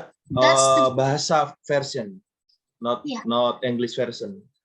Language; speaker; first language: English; non-native, learner; Indonesian